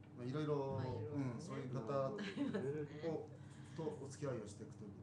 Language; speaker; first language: Japanese; native; Japanese